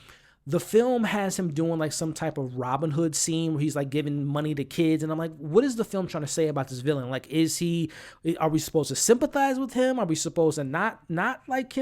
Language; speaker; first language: English; native; English